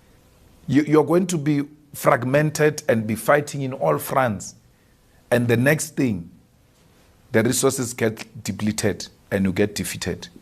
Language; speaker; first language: English; non-native, local second language; Northern Sotho